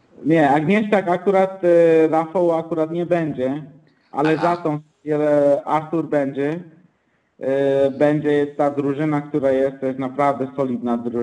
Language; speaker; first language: Polish; non-native, fluent; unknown